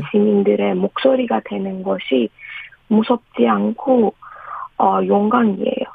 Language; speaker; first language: Korean; non-native, learner; Persian